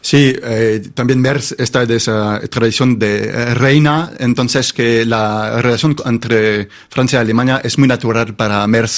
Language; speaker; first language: Spanish; non-native, fluent; German